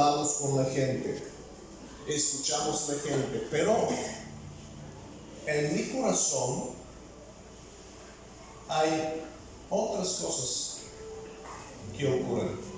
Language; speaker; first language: Spanish; non-native, fluent; Bulgarian